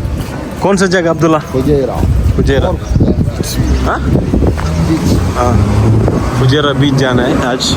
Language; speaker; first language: Hindi; non-native, local second language; Kannada